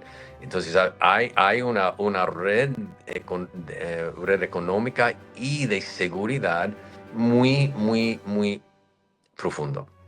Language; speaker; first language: Spanish; non-native, fluent; English